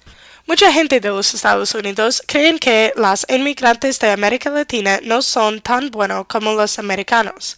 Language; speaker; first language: Spanish; non-native, learner; English